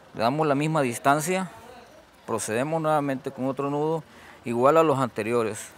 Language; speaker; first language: Spanish; native; Spanish